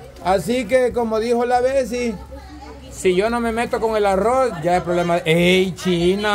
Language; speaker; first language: Spanish; native; Spanish